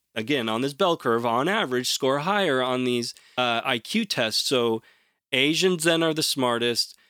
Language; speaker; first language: English; native; English